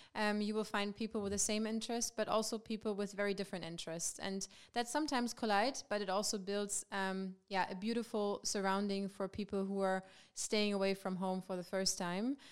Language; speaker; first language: English; non-native, fluent; German